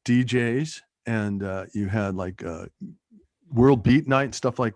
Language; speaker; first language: English; native; English